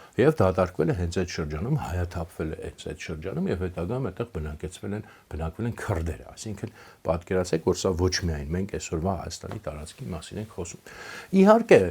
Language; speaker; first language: Armenian; native; Armenian